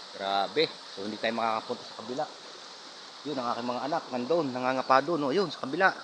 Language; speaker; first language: Filipino; native; Filipino